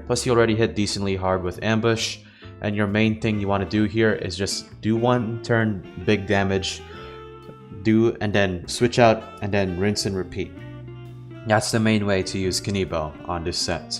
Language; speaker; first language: English; native; English